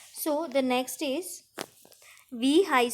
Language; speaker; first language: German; non-native, fluent; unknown